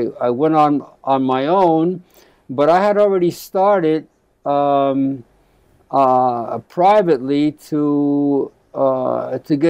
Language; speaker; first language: English; early bilingual, other home language; Spanish